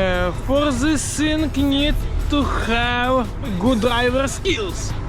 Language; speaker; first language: English; non-native, learner; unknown